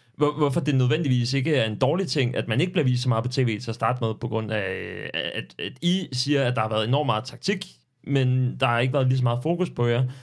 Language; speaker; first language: Danish; native; Danish